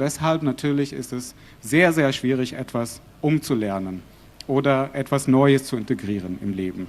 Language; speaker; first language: German; non-native, fluent; Arabic